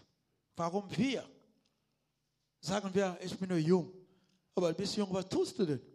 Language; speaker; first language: German; non-native, learner; Lingala